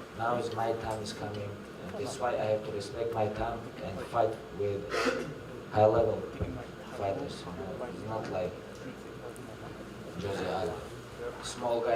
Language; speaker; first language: English; non-native, learner; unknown